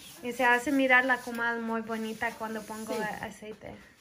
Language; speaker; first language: Spanish; early bilingual, other home language; English